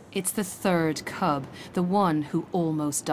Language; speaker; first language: English; native; English